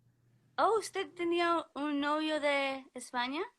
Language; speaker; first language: Spanish; non-native, learner; English